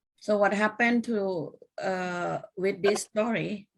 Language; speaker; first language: English; non-native, fluent; Thai